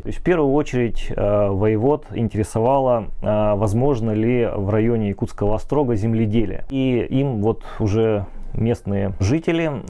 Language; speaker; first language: Russian; native; Russian